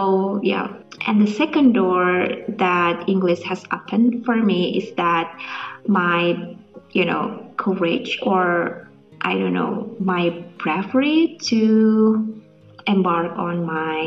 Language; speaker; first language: English; non-native, fluent; Indonesian